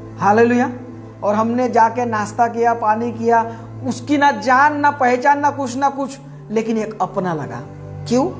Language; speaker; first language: Hindi; non-native, local second language; Marathi